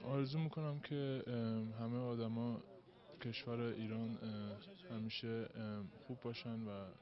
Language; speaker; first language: Persian; early bilingual, heritage; Persian